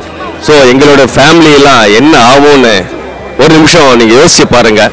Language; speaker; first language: Tamil; non-native, local second language; Telugu